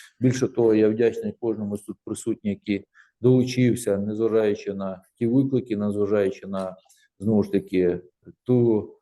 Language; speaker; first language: Ukrainian; native; Ukrainian